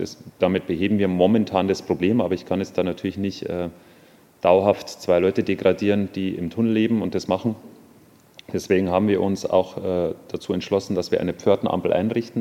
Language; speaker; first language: German; native; German